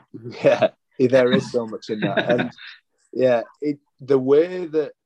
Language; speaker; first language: English; native; English